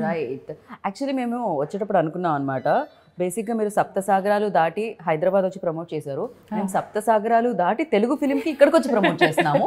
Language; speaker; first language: Telugu; native; Telugu